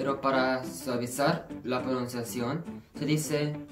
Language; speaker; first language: Spanish; non-native, fluent; Korean